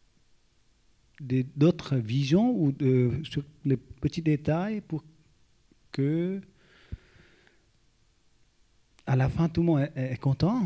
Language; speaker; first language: French; non-native, fluent; Vietnamese